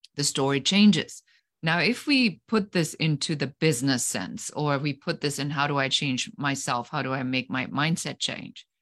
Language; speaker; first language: English; non-native, fluent; German